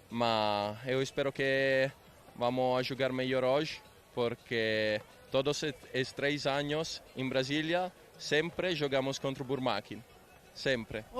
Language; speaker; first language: Portuguese; non-native, learner; Spanish